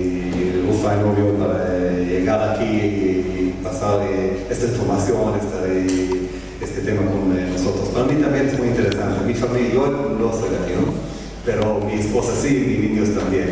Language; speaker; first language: Spanish; non-native, learner; Hebrew